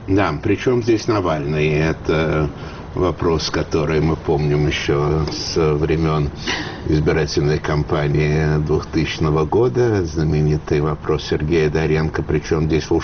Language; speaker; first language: Russian; native; Russian